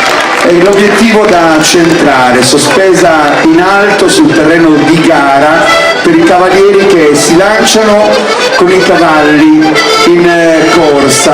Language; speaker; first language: Italian; native; Italian